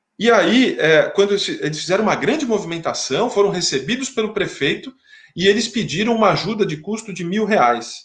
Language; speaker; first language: Portuguese; native; Portuguese